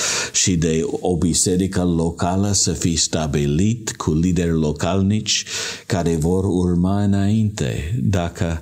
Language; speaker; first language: Romanian; non-native, learner; English